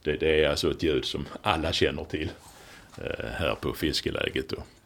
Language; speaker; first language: Swedish; native; Swedish